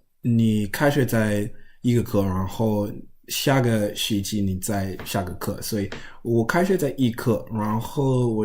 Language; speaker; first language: Chinese; non-native, learner; English